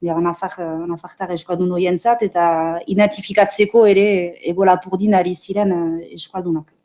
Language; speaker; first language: Basque; native; Basque